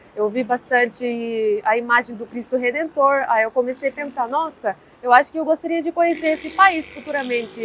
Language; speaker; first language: Portuguese; non-native, fluent; Russian